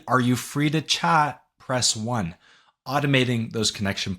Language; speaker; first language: English; native; English